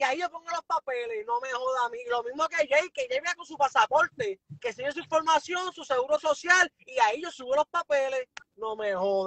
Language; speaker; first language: Spanish; native; Spanish